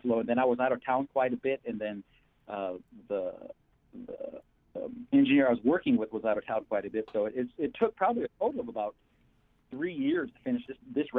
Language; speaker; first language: English; native; English